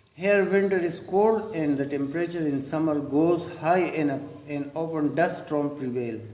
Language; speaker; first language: English; non-native, local second language; Urdu